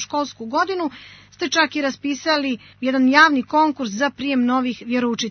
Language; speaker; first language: Croatian; native; Croatian